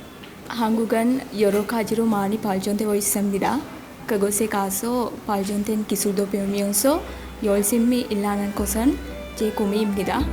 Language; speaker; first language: Korean; non-native, learner; Sinhala